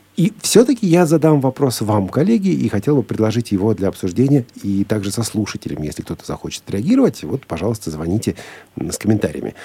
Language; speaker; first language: Russian; native; Russian